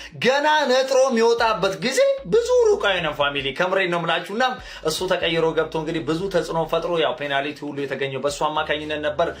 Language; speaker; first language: Amharic; native; Amharic